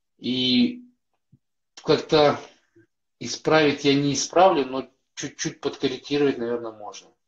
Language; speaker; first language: Russian; native; Russian